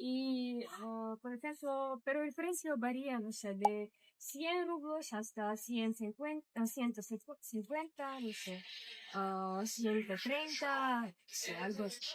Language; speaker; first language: Spanish; non-native, fluent; Russian